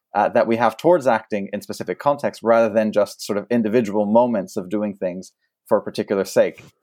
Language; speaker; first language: English; early bilingual, other home language; French